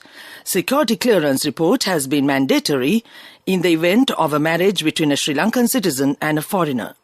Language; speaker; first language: English; non-native, local second language; Sinhala